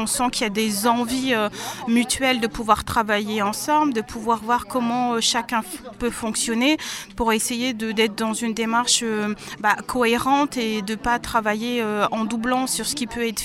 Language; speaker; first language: French; native; French